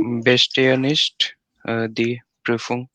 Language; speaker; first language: German; non-native, learner; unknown